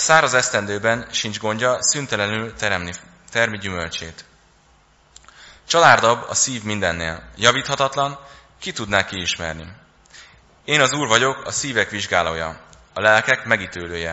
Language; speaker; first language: Hungarian; native; Hungarian